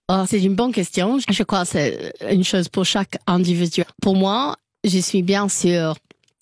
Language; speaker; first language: French; non-native, learner; English